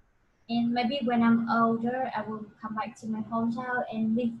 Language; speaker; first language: English; non-native, fluent; Vietnamese